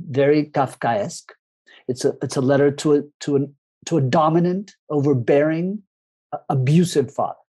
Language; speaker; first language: English; early bilingual, other home language; Spanish